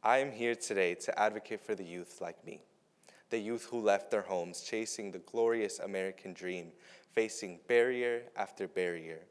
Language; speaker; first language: English; early bilingual, other home language; Spanish